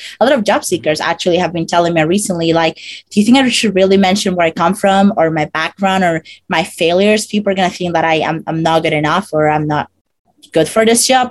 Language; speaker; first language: English; non-native, fluent; Spanish